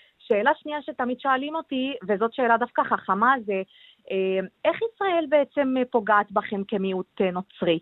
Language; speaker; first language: Hebrew; non-native, local second language; Arabic